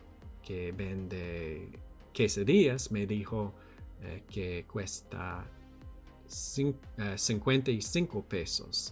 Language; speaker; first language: Spanish; non-native, learner; English